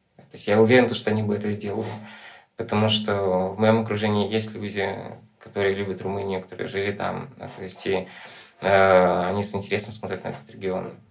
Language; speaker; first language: Russian; native; Russian